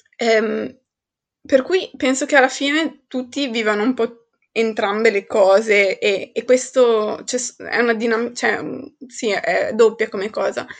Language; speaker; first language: Italian; early bilingual, other home language; Arabic